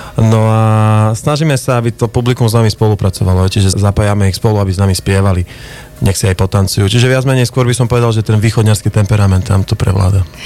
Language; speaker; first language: Slovak; native; Slovak